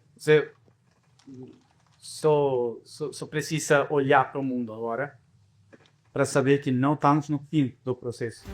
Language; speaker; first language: Portuguese; non-native, fluent; Spanish